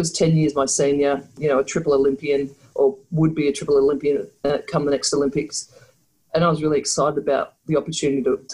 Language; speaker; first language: English; native; English